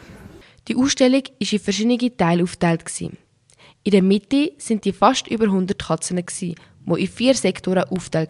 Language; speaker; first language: German; native; German